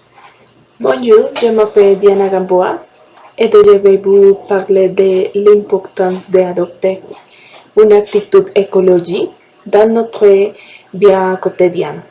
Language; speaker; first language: French; non-native, learner; Spanish